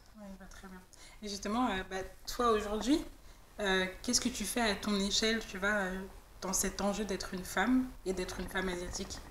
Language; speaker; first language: French; native; French